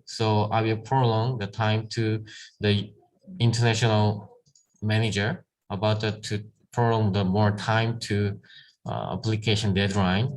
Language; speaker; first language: English; non-native, learner; Korean